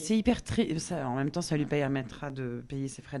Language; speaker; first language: French; native; French